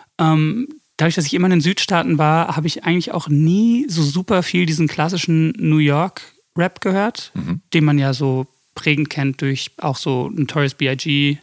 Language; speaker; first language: German; early bilingual, other home language; English